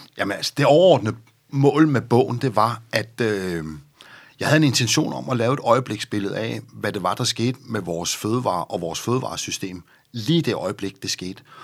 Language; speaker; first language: Danish; native; Danish